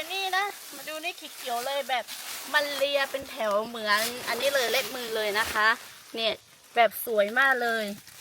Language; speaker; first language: Thai; non-native, local second language; Lahu